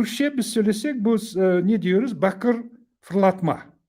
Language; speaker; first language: Turkish; non-native, learner; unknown